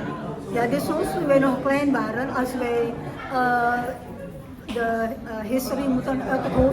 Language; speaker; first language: Dutch; early bilingual, heritage; Indonesian